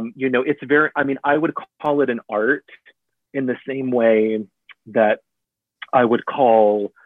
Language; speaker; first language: English; native; English